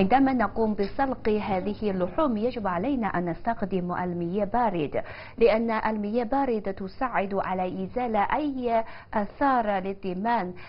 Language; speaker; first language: Arabic; non-native, fluent; Chinese